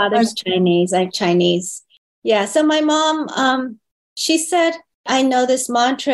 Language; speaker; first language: English; early bilingual, other home language; Chinese